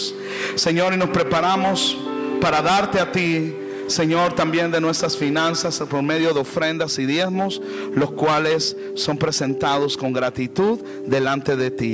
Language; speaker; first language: Spanish; native; Spanish